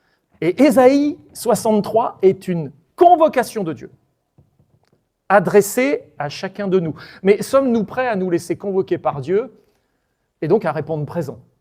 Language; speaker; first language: French; native; French